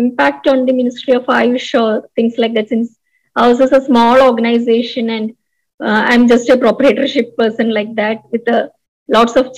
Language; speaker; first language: English; non-native, local second language; Malayalam